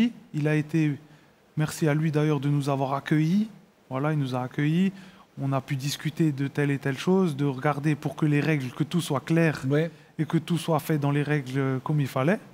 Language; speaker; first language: French; native; French